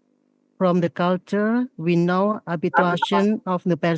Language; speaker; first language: English; non-native, learner; Indonesian